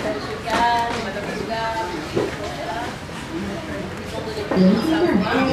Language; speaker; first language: French; non-native, local second language; Wolof